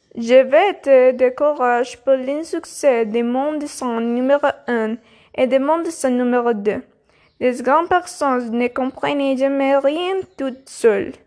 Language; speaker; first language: French; non-native, learner; Spanish